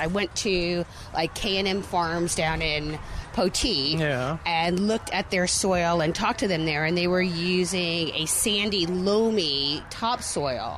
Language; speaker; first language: English; native; English